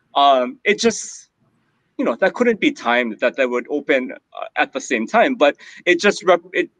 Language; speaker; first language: English; native; English